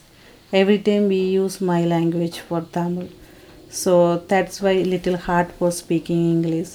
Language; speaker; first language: English; non-native, learner; Tamil